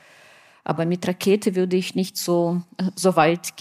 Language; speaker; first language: German; non-native, fluent; Russian